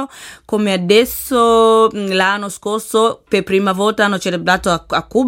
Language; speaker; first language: Italian; non-native, learner; Swahili